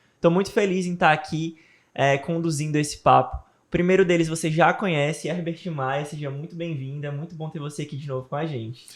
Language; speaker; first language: Portuguese; native; Portuguese